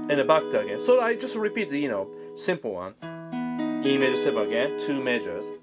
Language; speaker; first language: English; non-native, fluent; Japanese